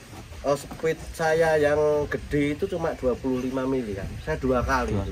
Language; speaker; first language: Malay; non-native, local second language; Javanese